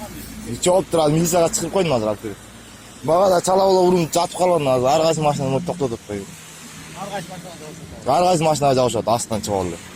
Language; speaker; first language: Kyrgyz; native; Kyrgyz